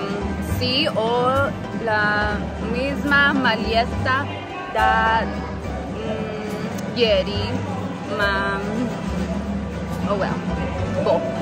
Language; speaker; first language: Italian; non-native, learner; English